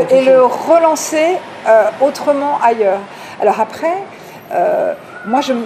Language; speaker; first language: French; native; French